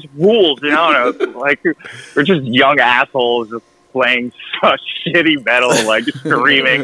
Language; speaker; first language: English; native; English